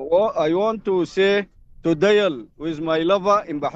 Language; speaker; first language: English; non-native, fluent; Arabic